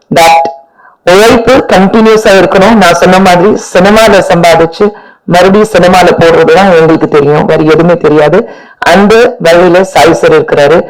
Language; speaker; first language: Tamil; non-native, fluent; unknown